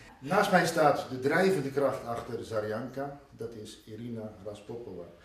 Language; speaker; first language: Dutch; native; Dutch